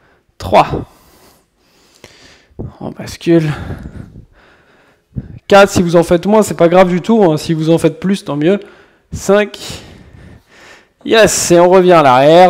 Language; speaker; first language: French; native; French